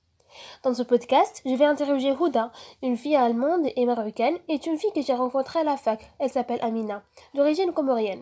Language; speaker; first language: French; non-native, fluent; Italian